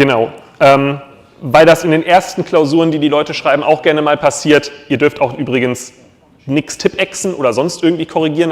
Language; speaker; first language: German; native; German